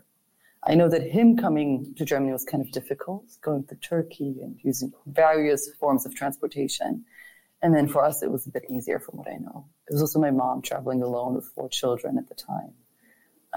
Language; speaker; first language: English; non-native, fluent; German